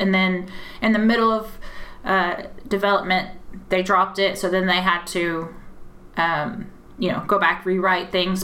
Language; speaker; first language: English; native; English